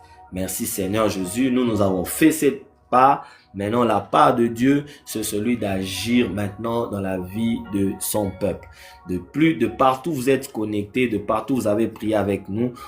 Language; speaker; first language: French; non-native, local second language; Lingala